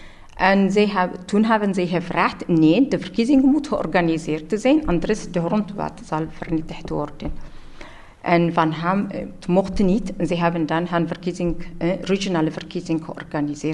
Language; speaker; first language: Dutch; non-native, learner; Tigrinya